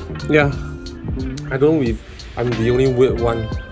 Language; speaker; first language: English; non-native, local second language; Chinese